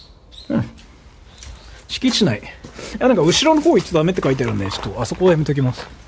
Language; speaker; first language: Japanese; native; Japanese